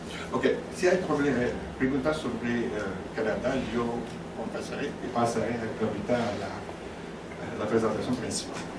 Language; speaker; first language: Spanish; non-native, learner; French